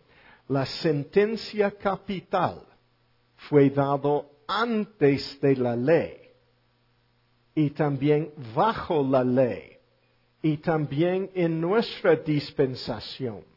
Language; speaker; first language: Spanish; non-native, fluent; English